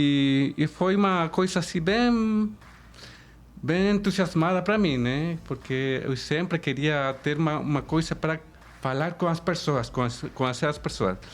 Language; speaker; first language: Portuguese; non-native, fluent; Spanish